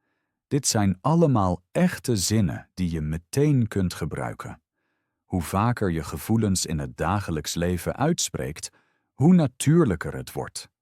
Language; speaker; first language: Dutch; non-native, fluent; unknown